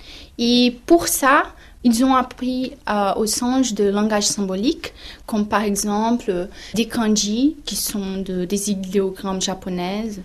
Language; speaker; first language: French; non-native, fluent; Portuguese